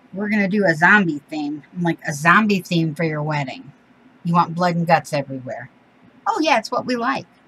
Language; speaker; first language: English; native; English